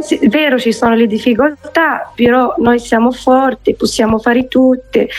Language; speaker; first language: Italian; non-native, learner; Arabic